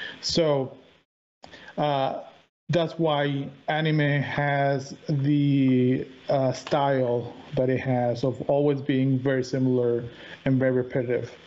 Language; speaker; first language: English; native; English